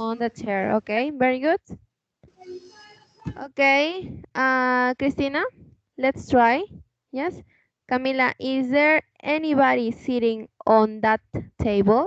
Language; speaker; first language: English; non-native, fluent; Spanish